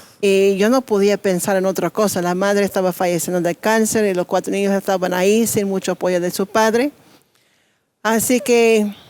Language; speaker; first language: Spanish; non-native, fluent; English